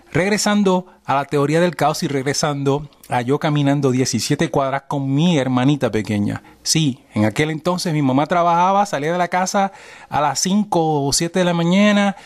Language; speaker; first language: Spanish; early bilingual, heritage; Spanish